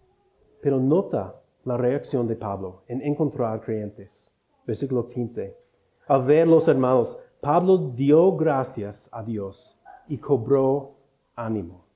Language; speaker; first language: Spanish; non-native, fluent; English